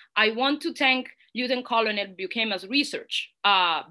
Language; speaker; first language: English; non-native, fluent; Italian